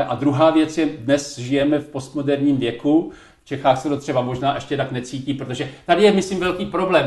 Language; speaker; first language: Czech; native; Czech